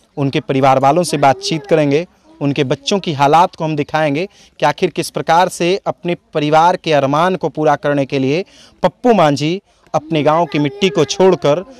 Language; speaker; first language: Hindi; native; Hindi